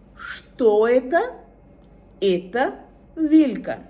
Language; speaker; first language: Russian; non-native, fluent; Bangla